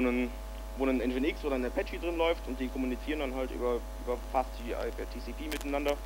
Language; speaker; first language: German; native; German